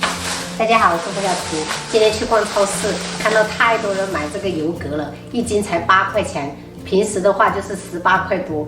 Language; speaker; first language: Chinese; native; Chinese